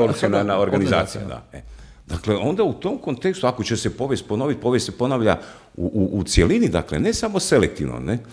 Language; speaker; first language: Croatian; native; Croatian